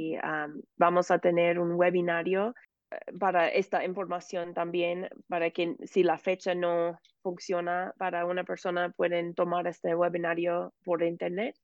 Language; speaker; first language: Spanish; non-native, fluent; English